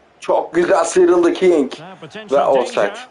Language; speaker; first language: Turkish; native; Turkish